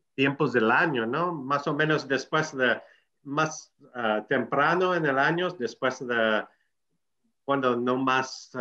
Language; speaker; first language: Spanish; non-native, learner; English